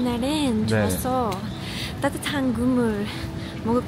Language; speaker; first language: Korean; non-native, learner; English